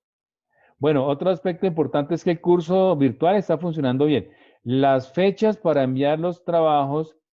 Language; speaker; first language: Spanish; native; Spanish